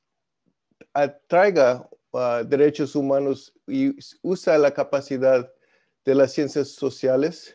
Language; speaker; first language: Spanish; non-native, fluent; English